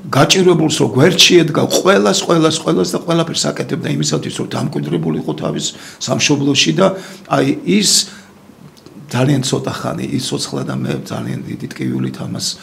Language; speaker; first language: Georgian; native; Georgian